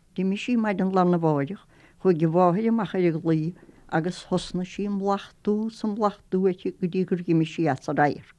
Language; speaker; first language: Irish; native; Irish